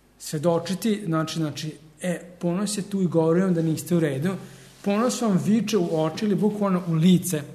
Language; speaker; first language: Serbian; early bilingual, heritage; Serbian